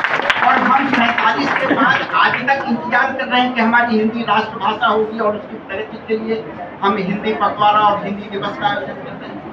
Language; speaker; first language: Hindi; native; Hindi